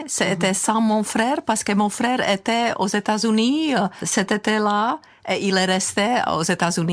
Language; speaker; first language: French; non-native, fluent; Czech